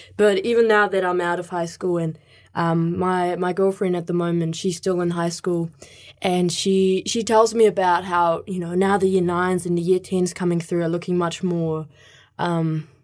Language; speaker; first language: English; early bilingual, other home language; Spanish